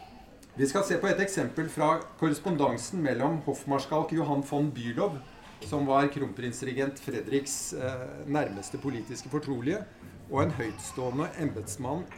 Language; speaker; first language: Norwegian; native; Norwegian